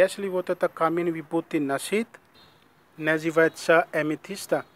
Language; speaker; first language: Russian; non-native, learner; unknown